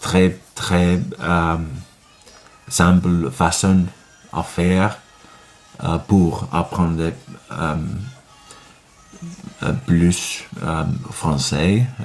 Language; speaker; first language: French; non-native, learner; Finnish